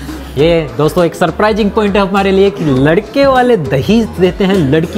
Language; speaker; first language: Hindi; native; Hindi